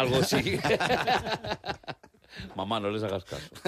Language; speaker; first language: Catalan; native; Catalan